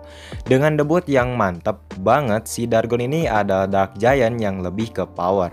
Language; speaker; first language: Indonesian; native; Indonesian